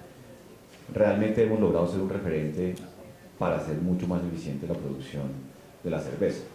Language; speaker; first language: Spanish; native; Spanish